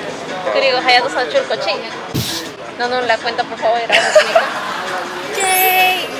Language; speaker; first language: Korean; non-native, learner; Spanish